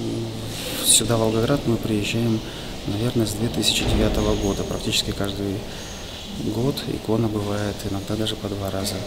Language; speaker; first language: Russian; native; Russian